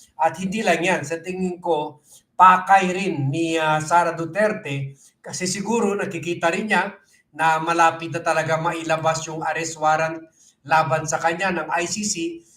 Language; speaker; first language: Filipino; native; Filipino